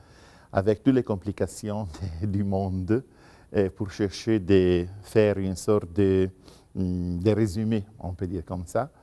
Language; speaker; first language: French; non-native, fluent; Italian